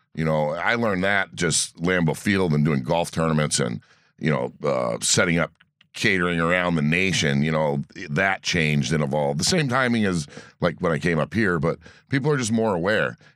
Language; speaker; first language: English; native; English